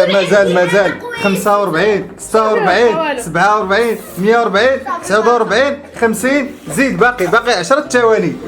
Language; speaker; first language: Arabic; native; Arabic